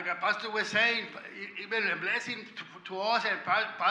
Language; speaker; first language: English; non-native, learner; Spanish